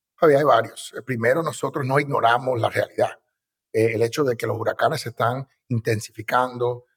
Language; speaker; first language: Spanish; early bilingual, heritage; Spanish